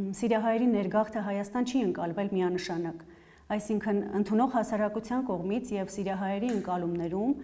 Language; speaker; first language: Armenian; native; Armenian